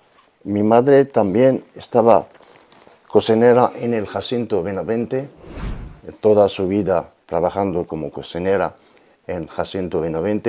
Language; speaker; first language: Spanish; non-native, learner; Arabic